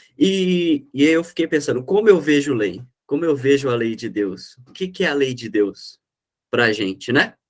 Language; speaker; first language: Portuguese; native; Portuguese